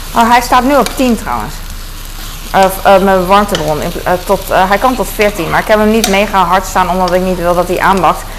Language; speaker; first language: Dutch; early bilingual, other home language; Cantonese